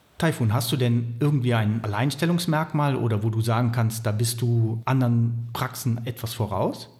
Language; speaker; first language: German; native; German